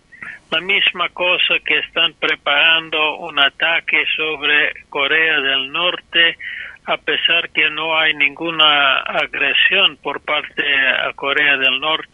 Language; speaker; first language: Spanish; non-native, fluent; English